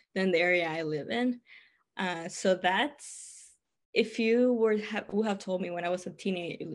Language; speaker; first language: English; non-native, fluent; Spanish